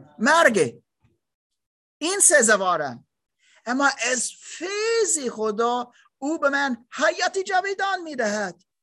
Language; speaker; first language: Persian; non-native, learner; German